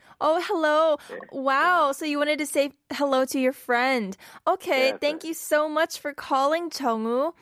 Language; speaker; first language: English; non-native, fluent; Korean